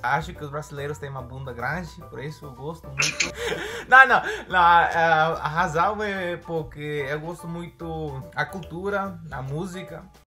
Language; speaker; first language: Portuguese; non-native, fluent; Spanish